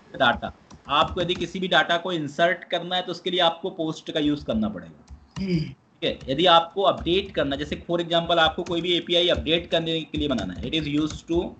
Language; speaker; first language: Hindi; native; Hindi